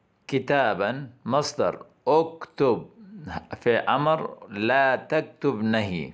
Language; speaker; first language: Arabic; non-native, fluent; Urdu